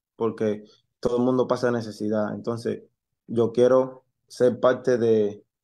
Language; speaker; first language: Spanish; native; Spanish